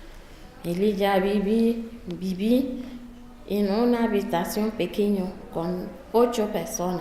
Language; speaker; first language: Spanish; non-native, learner; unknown